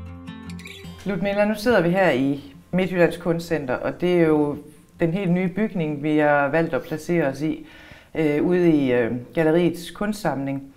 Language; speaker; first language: Danish; native; Danish